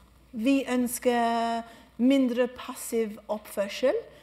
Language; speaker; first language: Norwegian; non-native, fluent; English